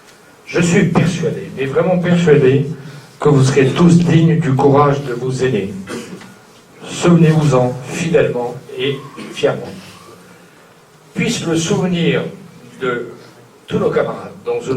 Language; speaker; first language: French; native; French